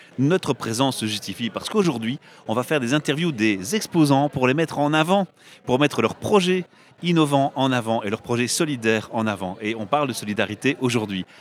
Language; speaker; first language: French; native; French